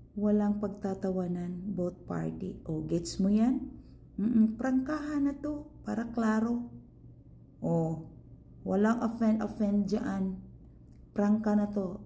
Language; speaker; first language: Filipino; non-native, local second language; Cebuano